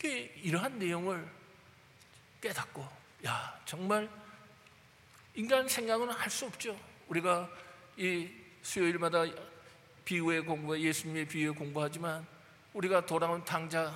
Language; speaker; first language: Korean; native; Korean